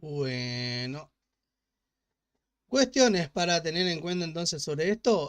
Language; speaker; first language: Spanish; native; Spanish